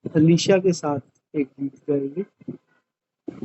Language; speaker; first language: Hindi; non-native, local second language; Punjabi